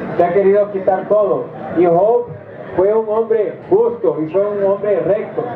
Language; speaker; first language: Spanish; non-native, fluent; English